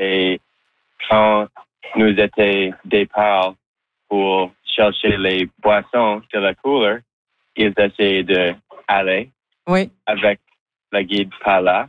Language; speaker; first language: French; non-native, local second language; English